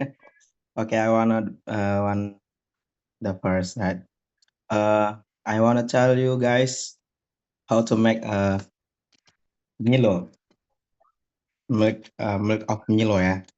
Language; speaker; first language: English; non-native, learner; Indonesian